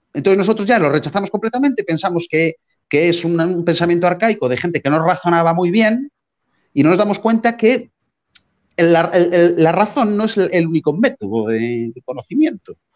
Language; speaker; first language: Spanish; native; Spanish